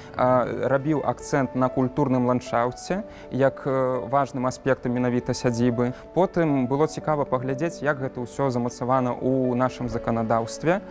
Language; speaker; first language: Belarusian; native; Belarusian